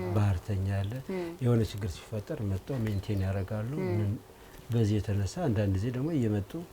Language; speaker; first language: Amharic; native; Amharic